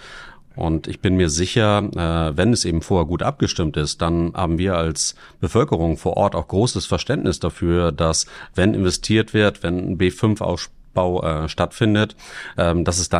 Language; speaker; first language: German; native; German